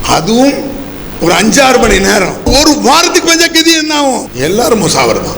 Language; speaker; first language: Tamil; native; Tamil